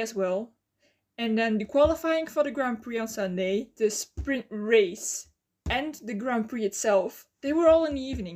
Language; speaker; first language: English; non-native, fluent; Dutch